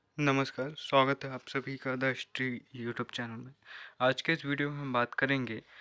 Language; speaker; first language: Hindi; native; Hindi